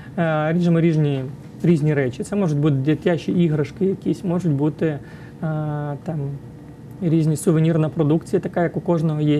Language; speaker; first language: Ukrainian; native; Ukrainian